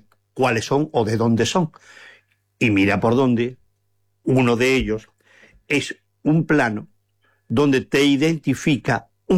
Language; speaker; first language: Spanish; native; Spanish